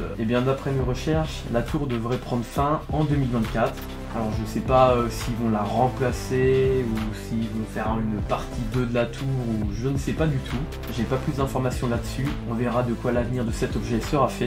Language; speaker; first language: French; native; French